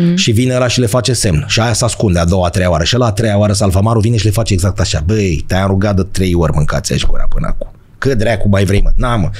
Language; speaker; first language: Romanian; native; Romanian